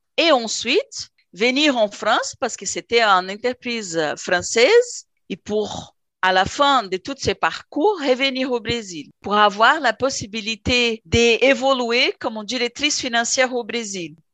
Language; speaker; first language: French; non-native, fluent; Portuguese